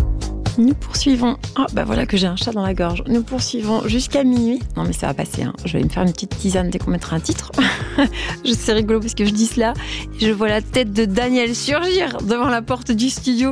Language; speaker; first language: French; native; French